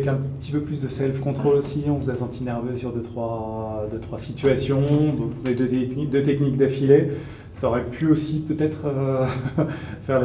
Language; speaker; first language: French; native; French